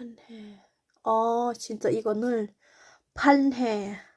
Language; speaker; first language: Korean; non-native, learner; Thai